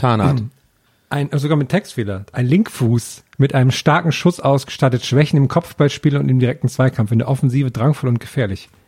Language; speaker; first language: German; native; German